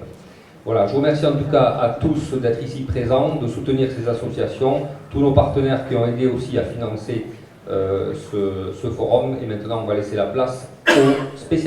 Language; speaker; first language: French; native; French